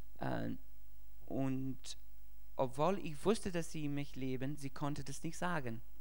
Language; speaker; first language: German; non-native, fluent; English